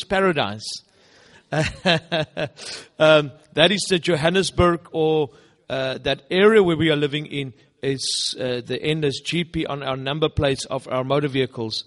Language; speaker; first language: English; non-native, local second language; Afrikaans